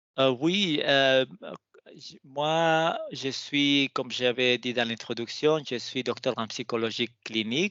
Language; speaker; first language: French; non-native, fluent; Spanish